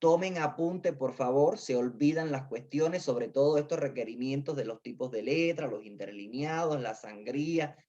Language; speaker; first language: Spanish; native; Spanish